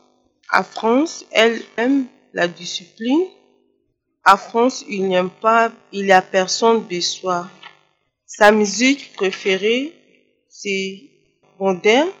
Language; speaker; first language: French; non-native, learner; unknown